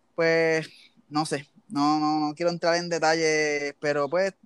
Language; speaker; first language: Spanish; native; Spanish